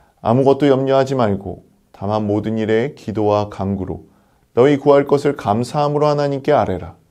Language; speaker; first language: Korean; native; Korean